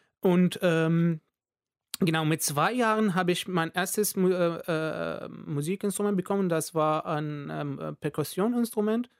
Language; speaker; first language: German; non-native, fluent; Arabic